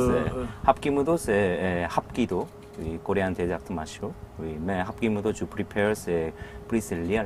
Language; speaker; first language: French; non-native, learner; Korean